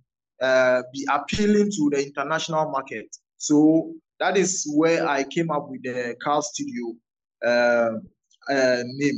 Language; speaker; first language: English; non-native, local second language; Ewe